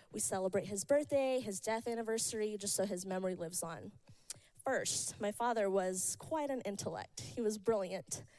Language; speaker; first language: English; early bilingual, other home language; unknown